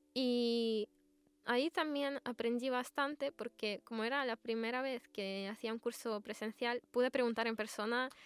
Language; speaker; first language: Spanish; non-native, fluent; Russian